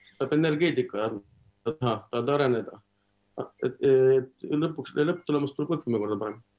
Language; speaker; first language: Estonian; non-native, local second language; Russian